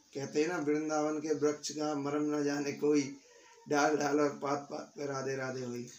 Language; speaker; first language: Hindi; native; Hindi